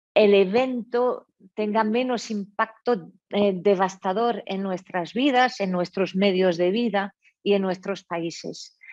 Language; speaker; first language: Spanish; non-native, fluent; French